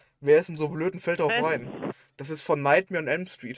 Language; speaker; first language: German; native; German